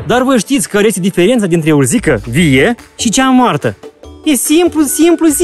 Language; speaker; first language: Romanian; native; Romanian